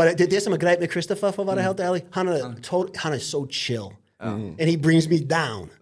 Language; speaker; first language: Norwegian; non-native, fluent; English